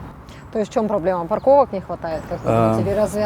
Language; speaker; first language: Russian; native; Russian